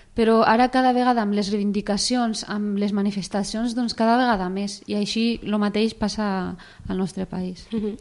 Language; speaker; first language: Catalan; early bilingual, other home language; Arabic